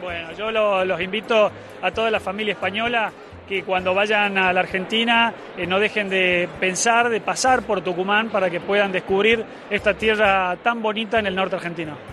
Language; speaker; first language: Spanish; native; Spanish